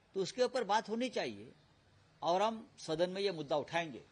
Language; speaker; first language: Hindi; non-native, local second language; Marathi